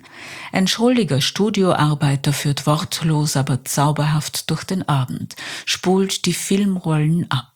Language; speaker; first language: German; native; German